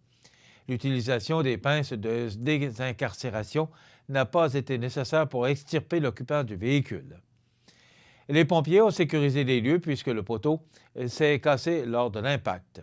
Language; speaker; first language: French; native; French